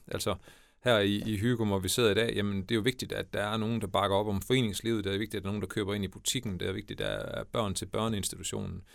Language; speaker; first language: Danish; native; Danish